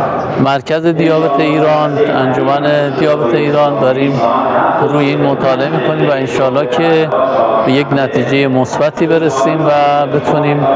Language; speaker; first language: Persian; native; Persian